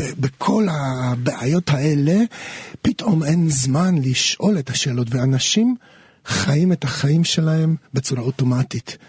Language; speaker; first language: Hebrew; non-native, fluent; Polish